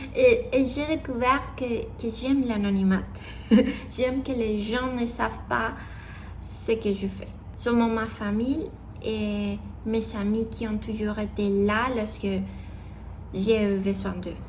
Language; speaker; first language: French; non-native, learner; Spanish